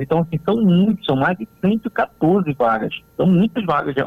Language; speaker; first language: Portuguese; native; Portuguese